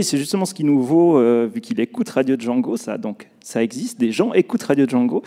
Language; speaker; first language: French; native; French